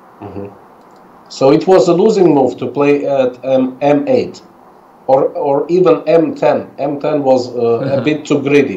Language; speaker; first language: English; non-native, fluent; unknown